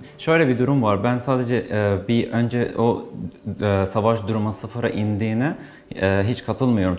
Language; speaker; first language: Turkish; non-native, fluent; Arabic